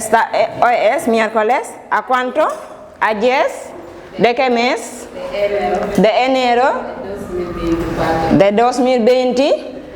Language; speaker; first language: Spanish; non-native, fluent; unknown